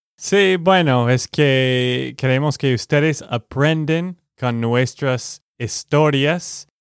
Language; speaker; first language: Spanish; non-native, learner; English